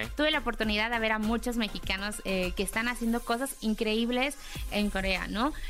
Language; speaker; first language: Spanish; native; Spanish